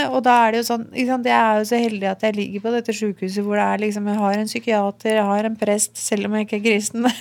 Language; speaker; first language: Norwegian; native; Norwegian